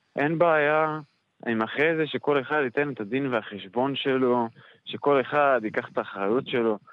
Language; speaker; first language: Hebrew; native; Hebrew